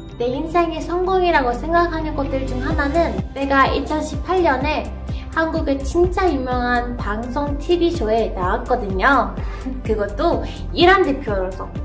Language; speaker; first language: Korean; non-native, fluent; Persian